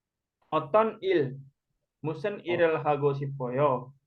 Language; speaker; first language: Korean; non-native, fluent; Indonesian